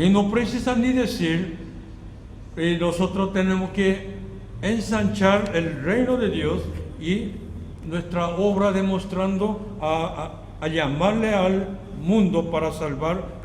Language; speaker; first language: Spanish; non-native, learner; Korean